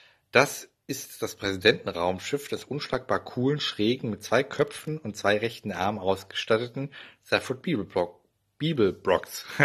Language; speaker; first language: German; native; German